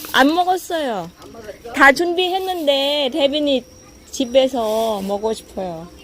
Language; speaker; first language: Korean; non-native, learner; Thai